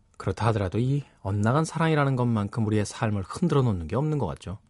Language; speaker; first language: Korean; native; Korean